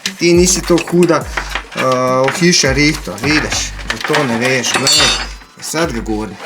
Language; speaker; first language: Slovenian; native; Slovenian